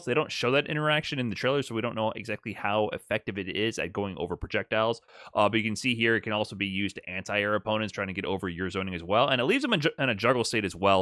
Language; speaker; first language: English; native; English